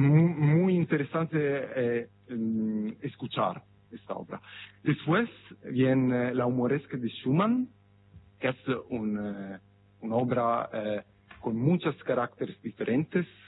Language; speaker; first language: Spanish; non-native, fluent; Italian